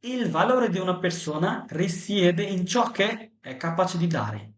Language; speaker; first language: Italian; non-native, fluent; Bangla